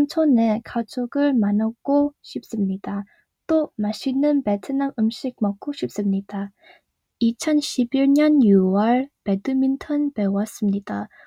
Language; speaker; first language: Korean; non-native, learner; Vietnamese